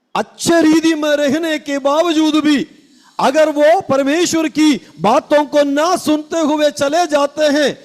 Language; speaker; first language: Hindi; non-native, local second language; Malayalam